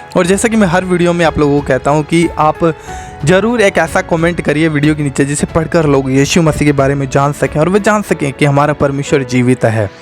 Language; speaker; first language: Hindi; native; Hindi